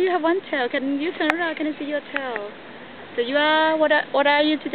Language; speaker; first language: English; non-native, fluent; Thai